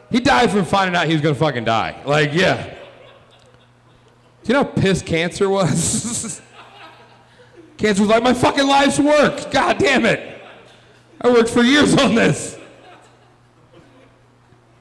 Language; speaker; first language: English; native; English